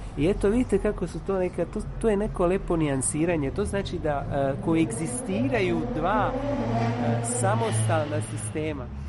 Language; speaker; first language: Serbian; non-native, fluent; Italian